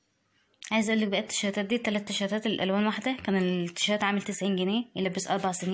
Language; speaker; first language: Arabic; native; Arabic